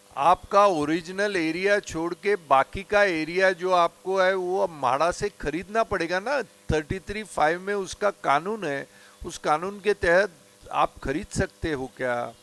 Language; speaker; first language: Hindi; non-native, local second language; Marathi